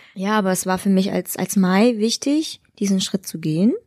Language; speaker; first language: German; native; German